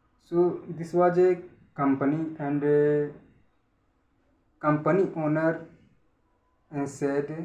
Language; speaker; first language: English; non-native, learner; Hindi